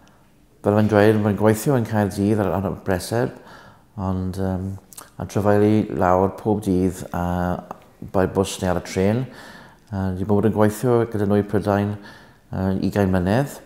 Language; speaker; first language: Welsh; non-native, local second language; English